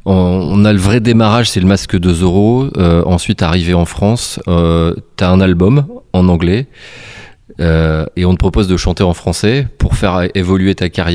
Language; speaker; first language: French; native; French